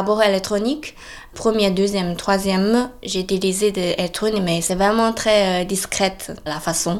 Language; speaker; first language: French; non-native, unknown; Chinese